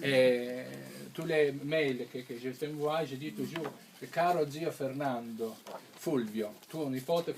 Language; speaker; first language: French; non-native, fluent; Italian